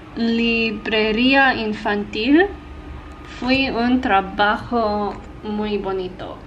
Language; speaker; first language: Spanish; non-native, learner; Afrikaans